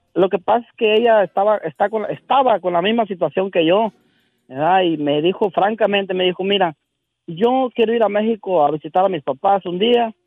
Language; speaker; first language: Spanish; native; Spanish